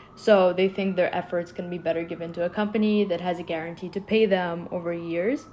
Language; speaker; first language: English; non-native, fluent; Arabic